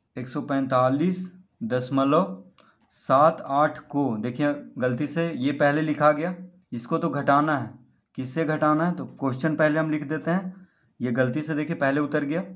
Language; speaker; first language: Hindi; native; Hindi